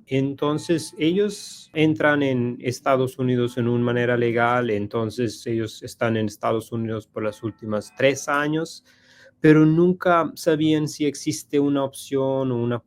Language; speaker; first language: Spanish; non-native, learner; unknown